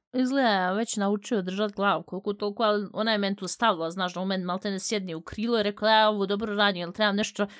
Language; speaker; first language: Bosnian; early bilingual, heritage; Bosnian